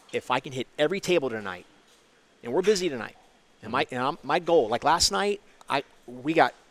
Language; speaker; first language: English; native; English